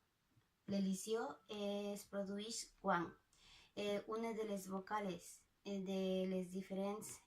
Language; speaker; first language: Catalan; non-native, local second language; Spanish